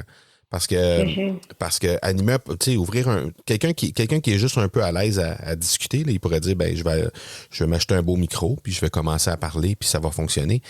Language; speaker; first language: French; native; French